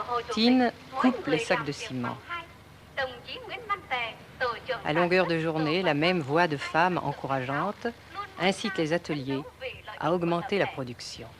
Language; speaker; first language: French; native; French